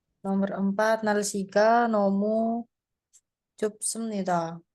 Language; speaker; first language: Korean; non-native, learner; Indonesian